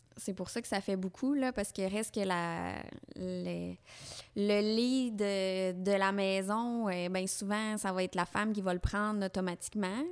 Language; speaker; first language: French; native; French